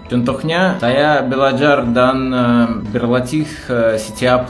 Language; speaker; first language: Indonesian; non-native, learner; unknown